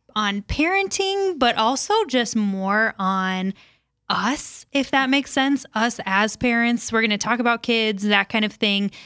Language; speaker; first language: English; native; English